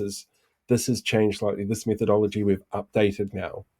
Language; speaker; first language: English; native; English